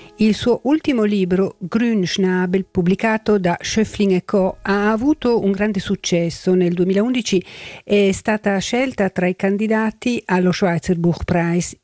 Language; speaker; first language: Italian; native; Italian